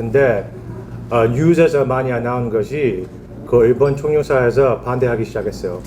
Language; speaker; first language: Korean; early bilingual, heritage; Korean